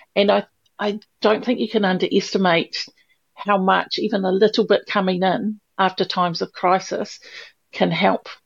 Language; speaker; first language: English; native; English